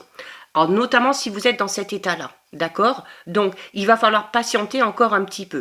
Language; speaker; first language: French; native; French